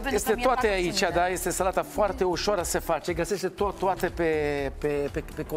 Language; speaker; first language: Romanian; non-native, learner; Hebrew